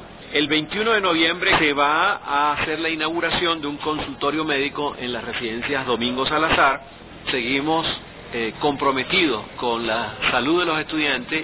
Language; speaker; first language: Spanish; native; Spanish